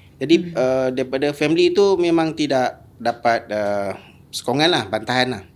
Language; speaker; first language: Malay; native; Malay